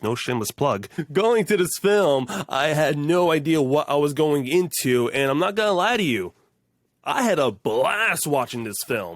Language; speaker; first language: English; native; English